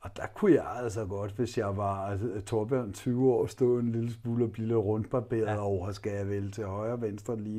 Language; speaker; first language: Danish; native; Danish